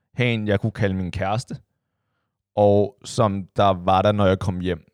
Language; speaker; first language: Danish; non-native, fluent; Chinese